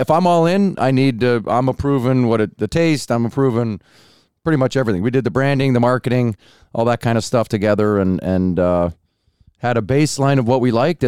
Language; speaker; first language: English; native; English